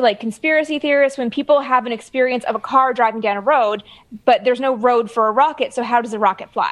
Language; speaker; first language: English; native; English